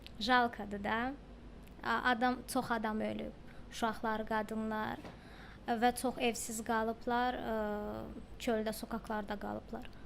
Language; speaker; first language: Azerbaijani; early bilingual, heritage; Azerbaijani